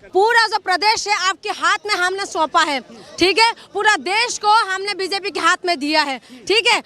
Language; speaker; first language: Hindi; non-native, local second language; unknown